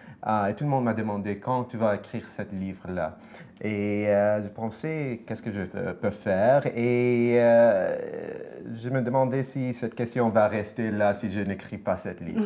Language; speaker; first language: French; non-native, fluent; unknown